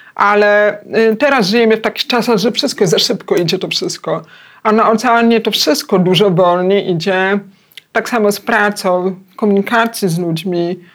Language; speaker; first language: Polish; early bilingual, heritage; Polish